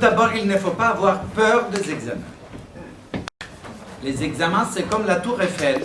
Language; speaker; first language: French; non-native, fluent; Greek